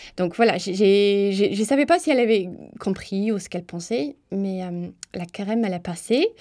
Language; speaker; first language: French; non-native, fluent; English